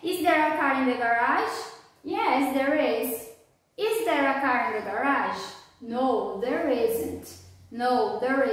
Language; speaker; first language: English; non-native, fluent; Portuguese